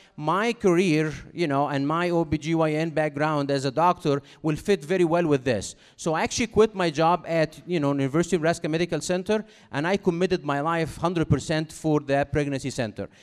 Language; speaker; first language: English; non-native, fluent; Arabic